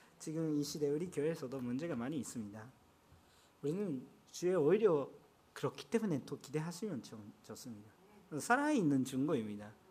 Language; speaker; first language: Korean; non-native, fluent; Japanese